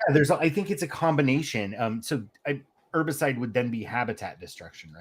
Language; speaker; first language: English; native; English